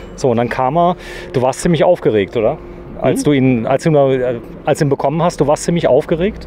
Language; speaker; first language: German; native; German